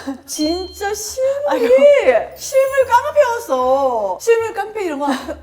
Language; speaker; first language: Korean; native; Korean